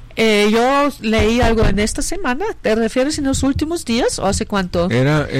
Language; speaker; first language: Spanish; non-native, fluent; German